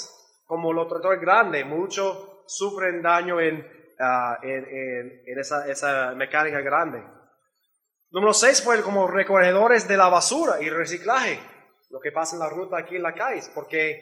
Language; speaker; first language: Spanish; non-native, learner; English